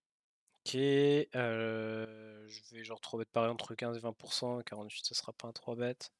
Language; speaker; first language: French; native; French